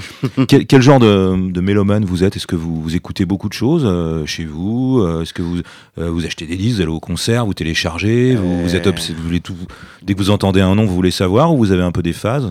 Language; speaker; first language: French; native; French